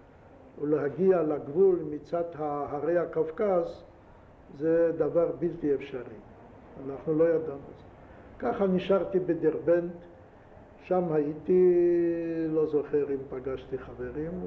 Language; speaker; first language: Hebrew; non-native, fluent; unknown